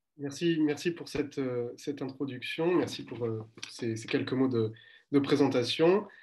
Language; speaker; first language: French; native; French